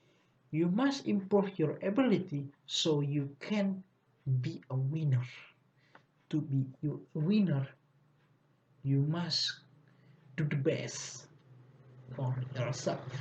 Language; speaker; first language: English; non-native, learner; Indonesian